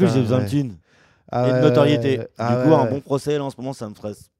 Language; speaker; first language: French; native; French